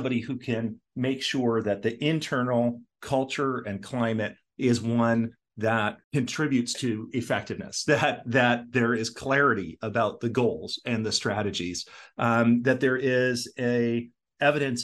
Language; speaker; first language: English; native; English